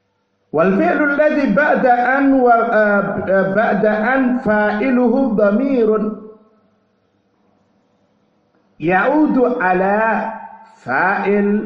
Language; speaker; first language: Arabic; non-native, fluent; Indonesian